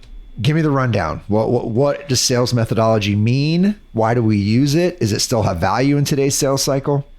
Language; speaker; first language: English; native; English